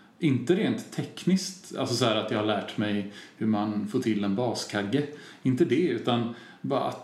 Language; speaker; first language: Swedish; native; Swedish